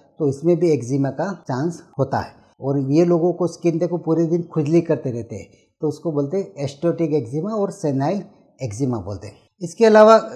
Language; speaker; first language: Hindi; non-native, local second language; Gujarati